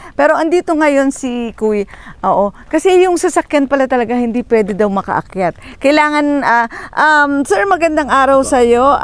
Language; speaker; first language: Filipino; native; Filipino